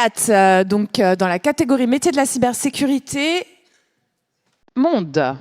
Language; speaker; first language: French; native; French